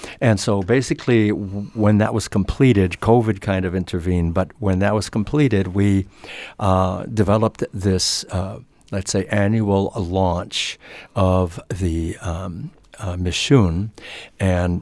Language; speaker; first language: English; native; English